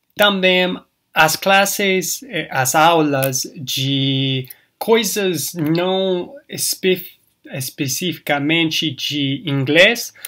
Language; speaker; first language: Portuguese; non-native, learner; English